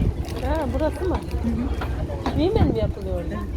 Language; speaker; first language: Turkish; native; Turkish